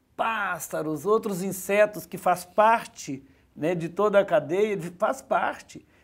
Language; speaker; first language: Portuguese; native; Portuguese